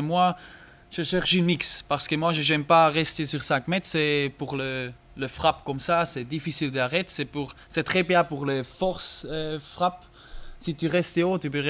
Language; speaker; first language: French; non-native, learner; German